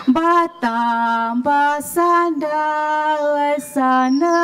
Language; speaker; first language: English; non-native, fluent; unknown